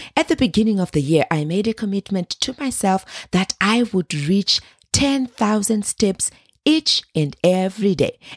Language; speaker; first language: English; non-native, local second language; Shona